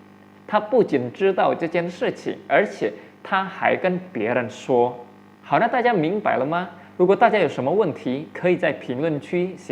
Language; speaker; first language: Chinese; non-native, fluent; Indonesian